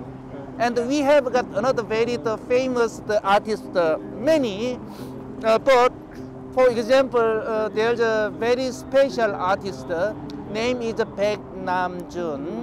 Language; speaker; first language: English; non-native, learner; Korean